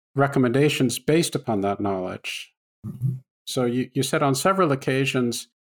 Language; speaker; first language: English; native; English